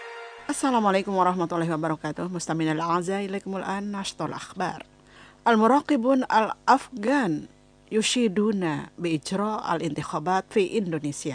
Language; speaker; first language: Arabic; non-native, fluent; Indonesian